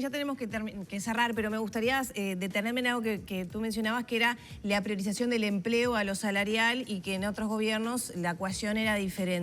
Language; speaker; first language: Spanish; native; Spanish